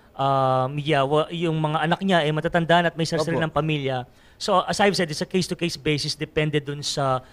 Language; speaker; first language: Filipino; non-native, local second language; Pampanga